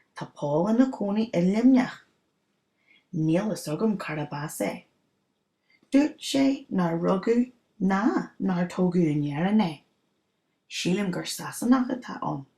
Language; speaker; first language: Irish; non-native, local second language; English